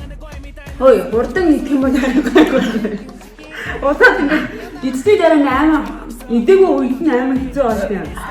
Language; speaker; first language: Mongolian; native; Mongolian